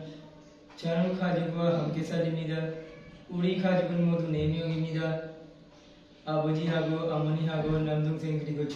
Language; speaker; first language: Korean; non-native, learner; Punjabi